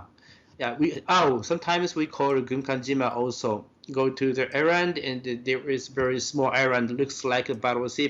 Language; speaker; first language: English; non-native, fluent; Japanese